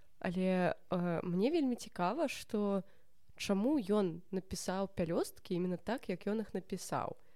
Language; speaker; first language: Belarusian; non-native, local second language; Russian